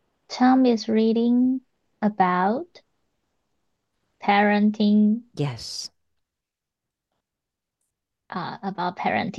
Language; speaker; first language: English; non-native, learner; Chinese